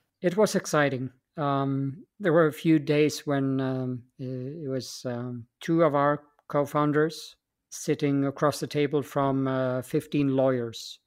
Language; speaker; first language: English; non-native, fluent; Swedish